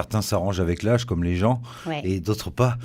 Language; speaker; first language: French; native; French